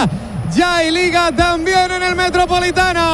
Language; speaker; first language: Spanish; native; Spanish